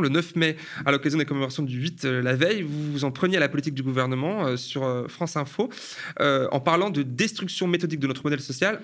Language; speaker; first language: French; native; French